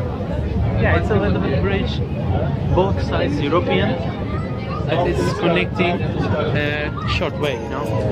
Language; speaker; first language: English; non-native, fluent; Turkish